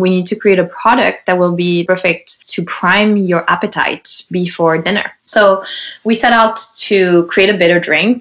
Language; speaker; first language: English; non-native, fluent; French